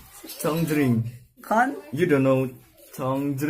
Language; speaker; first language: English; non-native, learner; Indonesian